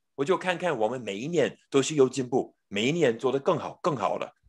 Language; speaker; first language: Chinese; non-native, fluent; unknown